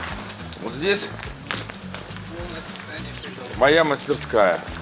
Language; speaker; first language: Russian; native; Russian